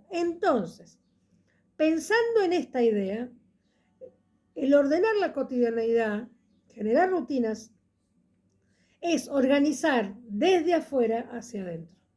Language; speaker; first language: Spanish; native; Spanish